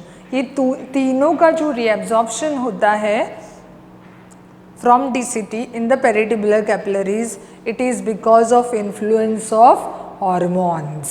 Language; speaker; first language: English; non-native, local second language; Hindi